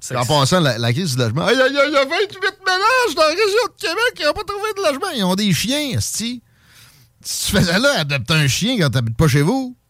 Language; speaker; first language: French; native; French